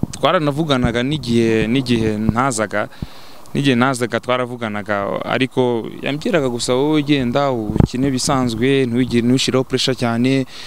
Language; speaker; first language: Kinyarwanda; early bilingual, heritage; Kinyarwanda